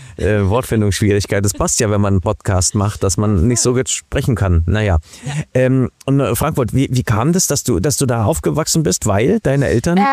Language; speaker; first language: German; native; German